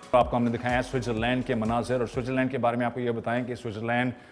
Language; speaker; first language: Urdu; native; Urdu